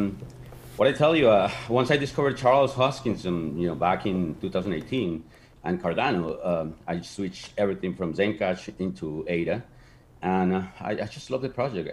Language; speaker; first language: English; non-native, fluent; Spanish